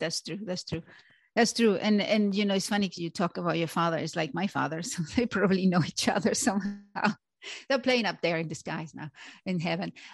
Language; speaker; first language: English; non-native, fluent; Spanish